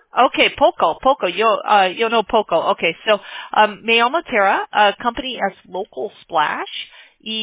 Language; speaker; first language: Spanish; non-native, learner; English